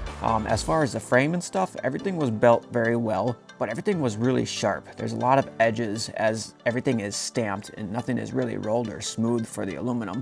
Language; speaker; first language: English; native; English